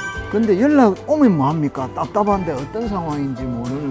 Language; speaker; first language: Korean; native; Korean